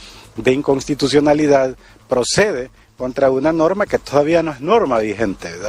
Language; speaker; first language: Spanish; native; Spanish